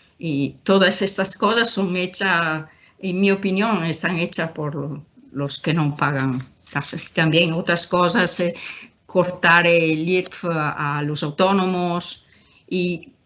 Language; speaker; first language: Spanish; non-native, fluent; Italian